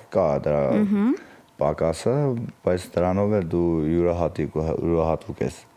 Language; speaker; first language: Armenian; early bilingual, heritage; Armenian